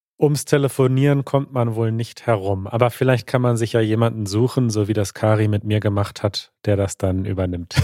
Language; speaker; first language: German; native; German